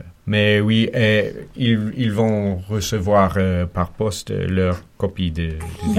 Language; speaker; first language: French; non-native, fluent; English